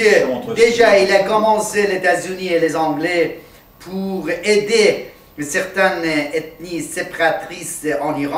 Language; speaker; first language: French; non-native, fluent; Persian